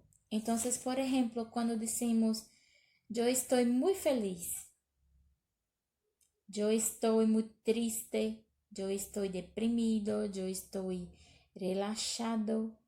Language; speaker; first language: Spanish; non-native, learner; Portuguese